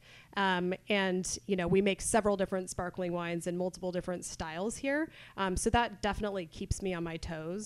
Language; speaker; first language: English; native; English